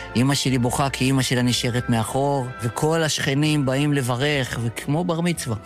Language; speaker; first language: Hebrew; early bilingual, other home language; Yiddish